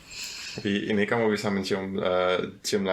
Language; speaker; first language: Indonesian; non-native, fluent; German